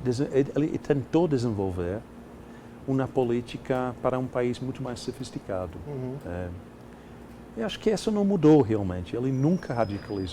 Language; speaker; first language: Portuguese; non-native, fluent; English